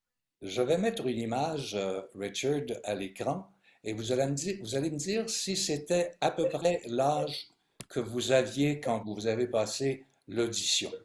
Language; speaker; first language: French; native; French